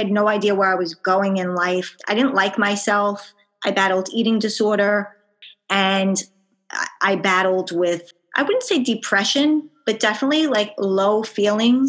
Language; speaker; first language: English; native; English